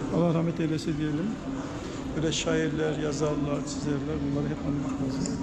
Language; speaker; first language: Turkish; native; Turkish